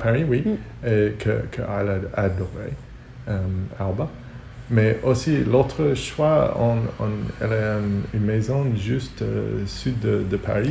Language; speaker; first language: French; non-native, learner; Hebrew